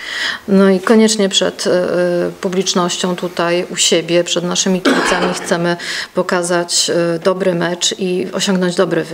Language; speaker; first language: Polish; native; Polish